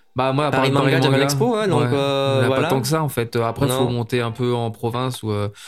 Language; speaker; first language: French; native; French